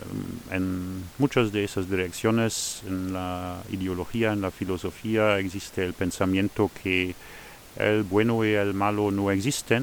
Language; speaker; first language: Spanish; non-native, fluent; Luxembourgish